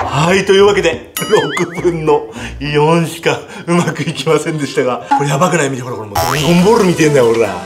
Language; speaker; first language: Japanese; native; Japanese